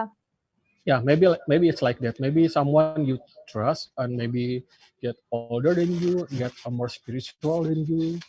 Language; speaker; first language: English; non-native, learner; Indonesian